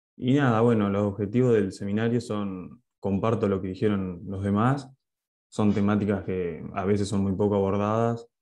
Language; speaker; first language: Spanish; non-native, fluent; French